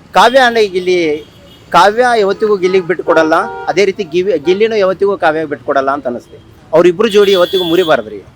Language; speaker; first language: Kannada; native; Kannada